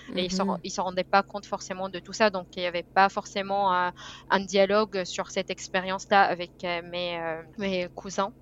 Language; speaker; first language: French; non-native, fluent; Arabic